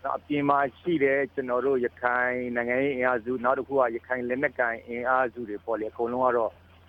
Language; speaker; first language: Burmese; native; Burmese